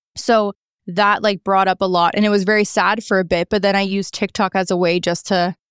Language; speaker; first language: English; native; English